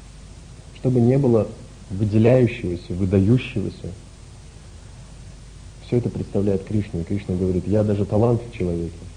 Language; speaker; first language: Russian; native; Russian